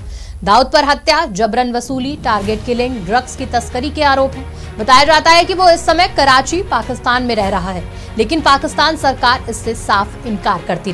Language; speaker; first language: Hindi; native; Hindi